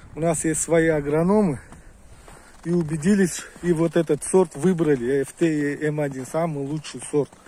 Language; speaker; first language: Russian; non-native, local second language; Uzbek